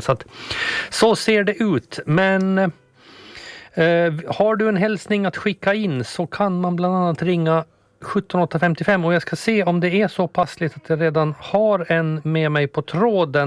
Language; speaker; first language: Swedish; native; Swedish